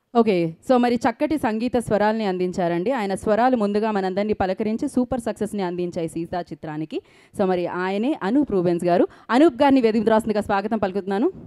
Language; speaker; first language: Telugu; native; Telugu